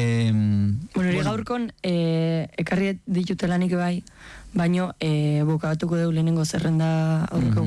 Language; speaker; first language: Basque; native; Basque